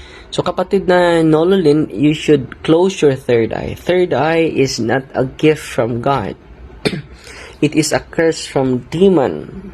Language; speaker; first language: English; non-native, local second language; Filipino